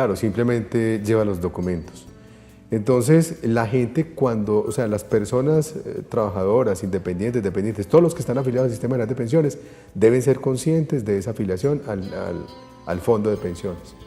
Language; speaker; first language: Spanish; native; Spanish